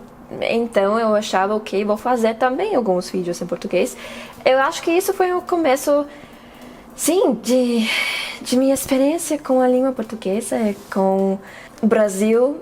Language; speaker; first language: Portuguese; non-native, fluent; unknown